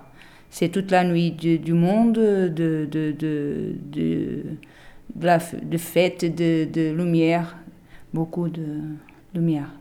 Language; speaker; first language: French; non-native, learner; Portuguese